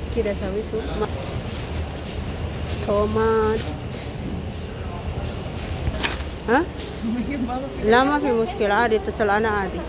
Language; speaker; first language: Arabic; non-native, learner; Indonesian